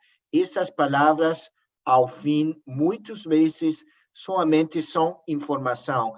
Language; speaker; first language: Portuguese; non-native, learner; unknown